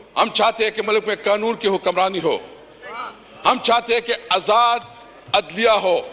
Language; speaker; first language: Urdu; non-native, local second language; Pashto